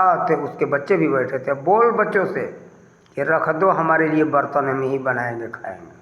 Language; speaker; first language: Hindi; native; Hindi